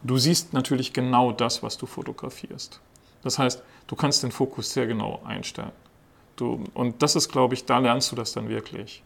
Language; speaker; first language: German; native; German